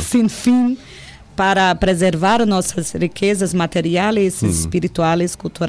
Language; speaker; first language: Spanish; non-native, learner; Portuguese